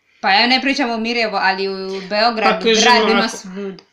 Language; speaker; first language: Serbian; non-native, learner; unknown